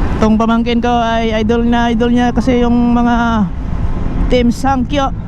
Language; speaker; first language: Filipino; non-native, local second language; Cebuano